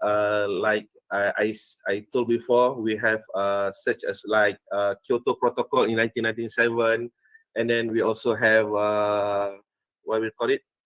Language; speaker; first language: English; non-native, fluent; Malay